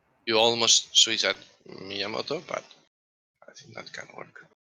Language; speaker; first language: English; non-native, fluent; Spanish